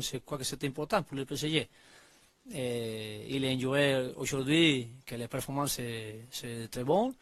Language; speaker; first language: French; non-native, learner; Spanish